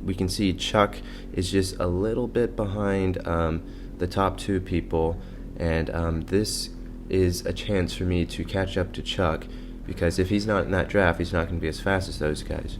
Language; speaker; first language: English; native; English